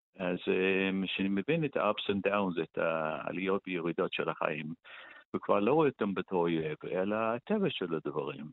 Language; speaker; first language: Hebrew; non-native, fluent; English